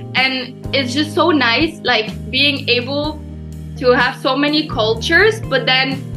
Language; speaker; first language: English; early bilingual, heritage; Turkish